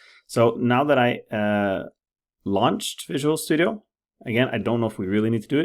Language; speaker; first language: English; non-native, fluent; Norwegian